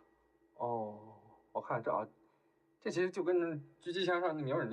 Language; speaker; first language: Chinese; native; Chinese